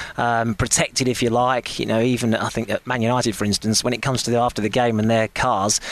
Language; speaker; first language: English; native; English